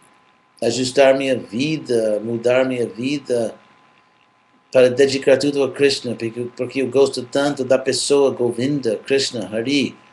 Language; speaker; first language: Portuguese; non-native, fluent; English